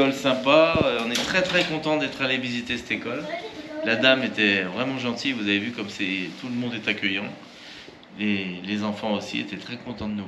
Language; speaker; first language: French; native; French